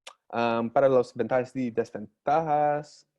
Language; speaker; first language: Spanish; non-native, learner; English